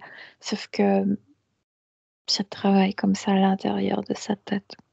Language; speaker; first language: French; non-native, fluent; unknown